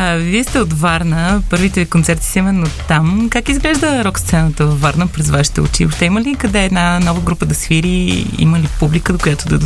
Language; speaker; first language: Bulgarian; native; Bulgarian